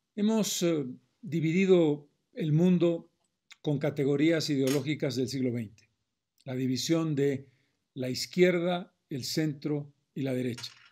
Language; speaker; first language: Spanish; native; Spanish